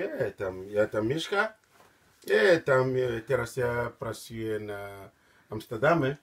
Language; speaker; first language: Polish; non-native, learner; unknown